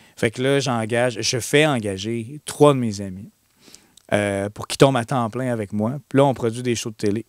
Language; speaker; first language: French; native; French